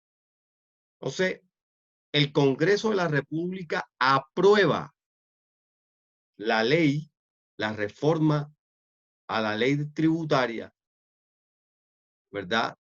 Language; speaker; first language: Spanish; native; Spanish